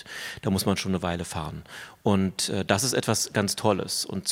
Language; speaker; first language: German; native; German